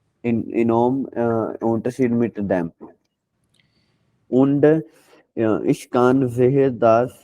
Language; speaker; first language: German; non-native, learner; Hindi